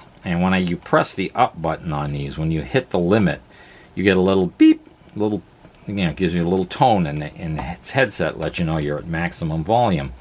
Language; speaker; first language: English; native; English